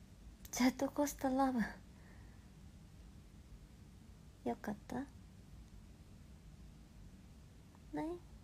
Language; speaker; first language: Japanese; non-native, fluent; Korean